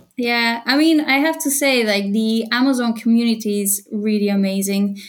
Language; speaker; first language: English; non-native, fluent; Bulgarian